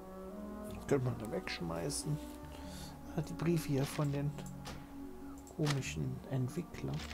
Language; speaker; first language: German; native; German